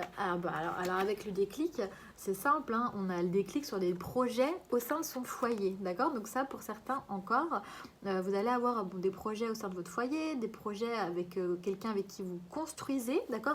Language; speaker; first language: French; native; French